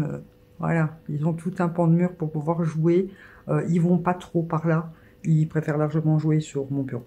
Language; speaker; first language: French; native; French